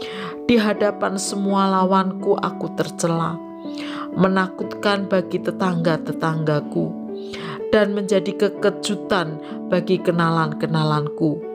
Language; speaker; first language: Indonesian; native; Indonesian